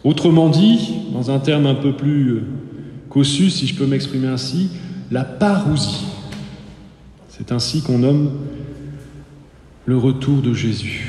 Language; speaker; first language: French; native; French